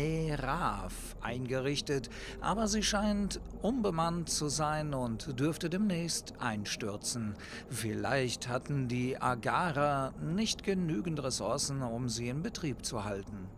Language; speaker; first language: German; native; German